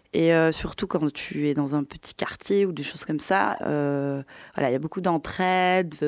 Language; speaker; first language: French; early bilingual, other home language; Arabic